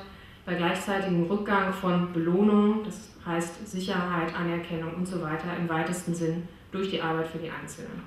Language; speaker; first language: German; native; German